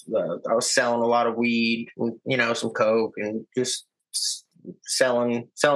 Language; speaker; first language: English; native; English